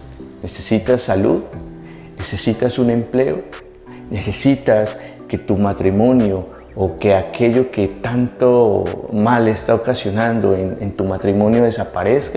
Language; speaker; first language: Spanish; native; Spanish